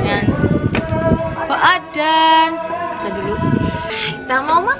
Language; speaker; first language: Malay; non-native, local second language; Javanese